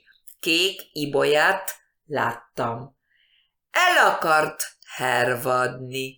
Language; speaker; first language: Hungarian; early bilingual, heritage; Hungarian